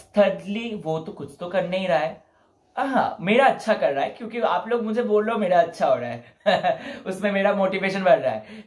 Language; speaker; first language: Hindi; non-native, local second language; Bangla